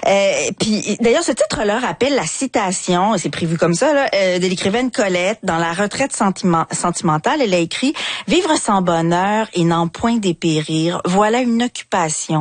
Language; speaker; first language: French; native; French